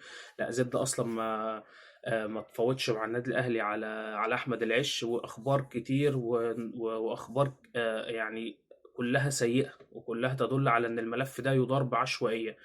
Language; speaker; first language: Arabic; native; Arabic